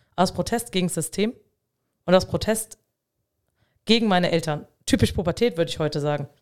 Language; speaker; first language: German; native; German